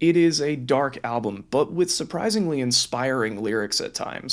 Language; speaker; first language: English; native; English